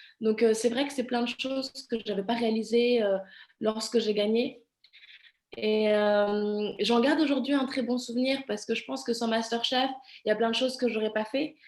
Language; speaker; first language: French; early bilingual, other home language; Vietnamese